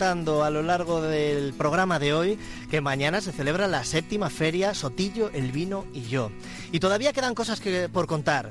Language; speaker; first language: Spanish; native; Spanish